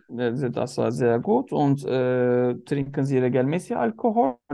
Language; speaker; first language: German; non-native, learner; Turkish